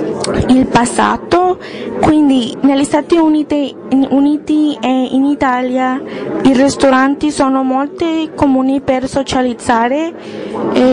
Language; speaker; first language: Italian; non-native, learner; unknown